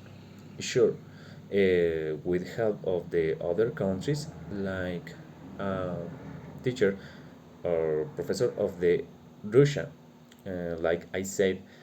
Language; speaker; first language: English; non-native, learner; Spanish